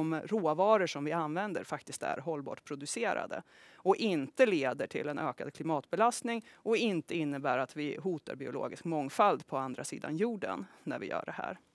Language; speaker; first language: Swedish; native; Swedish